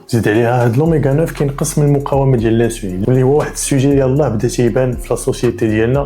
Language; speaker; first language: Arabic; native; Arabic